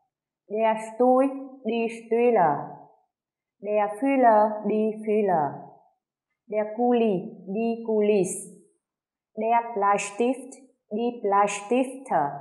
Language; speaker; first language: German; non-native, fluent; Vietnamese